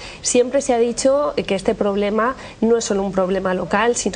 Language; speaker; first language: Spanish; native; Spanish